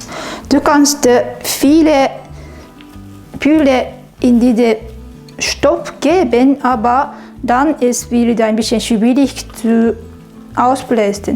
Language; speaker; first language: German; non-native, learner; Japanese